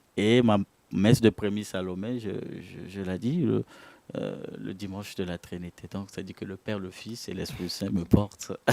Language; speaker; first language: French; non-native, local second language; Ewe